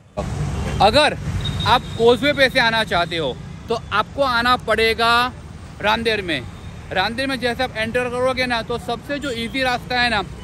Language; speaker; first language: Hindi; non-native, local second language; Gujarati